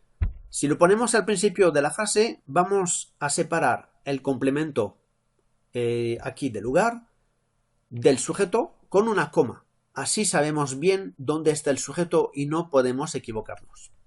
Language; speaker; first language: Spanish; non-native, fluent; French